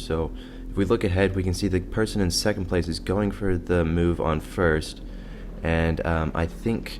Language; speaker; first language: English; native; English